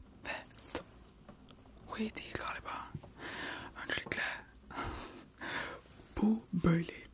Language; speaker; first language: Turkish; early bilingual, heritage; Turkish